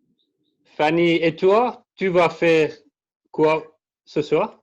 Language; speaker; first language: French; non-native, learner; Kurdish